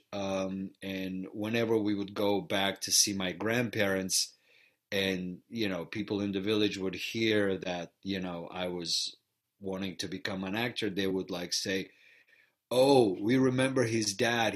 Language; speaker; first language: English; non-native, fluent; Bulgarian